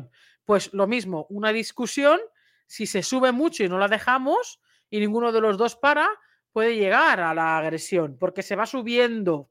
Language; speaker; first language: Spanish; native; Spanish